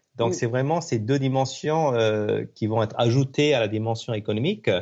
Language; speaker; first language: French; non-native, fluent; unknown